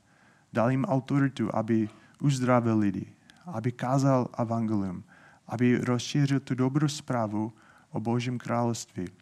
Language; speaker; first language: Czech; non-native, fluent; English